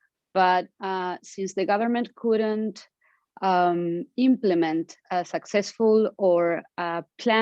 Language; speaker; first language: English; non-native, fluent; Spanish